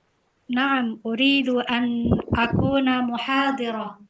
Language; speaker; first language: Arabic; non-native, learner; Indonesian